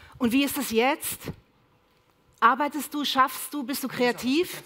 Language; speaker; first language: German; native; German